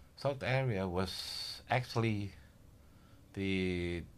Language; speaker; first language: English; non-native, learner; Indonesian